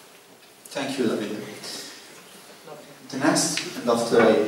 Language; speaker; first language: English; non-native, learner; Italian